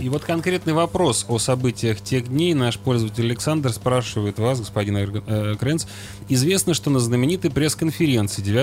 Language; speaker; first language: Russian; native; Russian